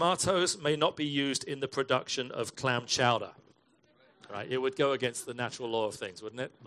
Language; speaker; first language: English; native; English